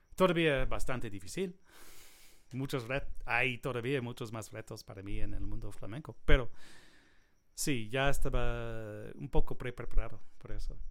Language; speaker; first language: Spanish; non-native, learner; English